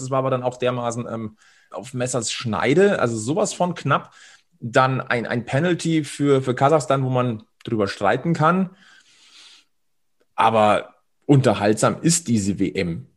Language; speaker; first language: German; native; German